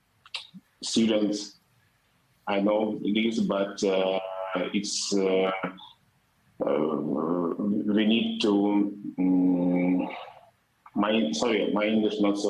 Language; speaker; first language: English; non-native, learner; Ukrainian